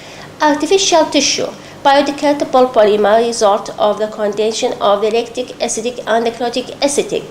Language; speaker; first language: English; non-native, local second language; Arabic